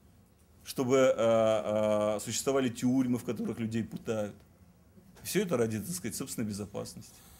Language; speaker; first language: Russian; native; Russian